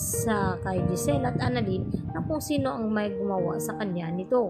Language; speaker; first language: Filipino; native; Filipino